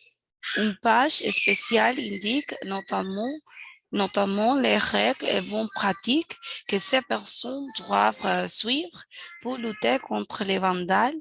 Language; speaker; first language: French; non-native, learner; Spanish